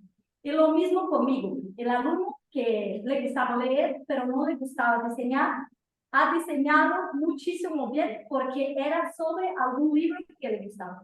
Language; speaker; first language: Spanish; non-native, fluent; Portuguese